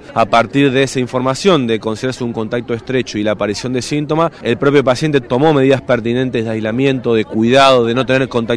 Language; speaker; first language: Spanish; native; Spanish